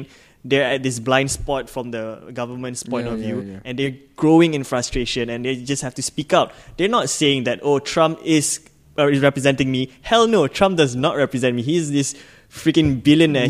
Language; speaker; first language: English; non-native, local second language; Malay